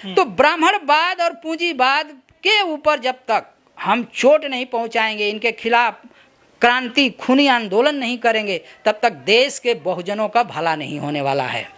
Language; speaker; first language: Hindi; native; Hindi